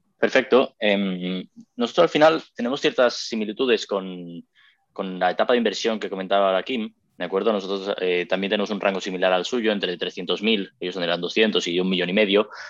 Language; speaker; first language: Spanish; native; Spanish